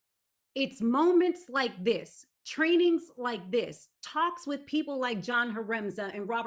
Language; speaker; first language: English; native; English